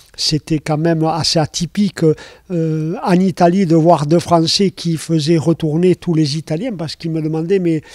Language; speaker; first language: French; native; French